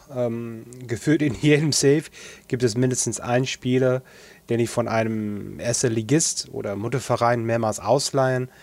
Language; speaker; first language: German; non-native, fluent; English